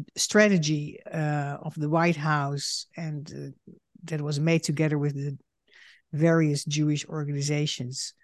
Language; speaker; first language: English; non-native, fluent; Dutch